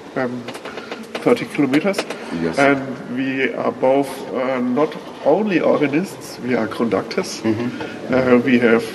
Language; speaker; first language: English; non-native, fluent; German